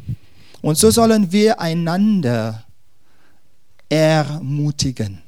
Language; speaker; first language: German; non-native, fluent; Dutch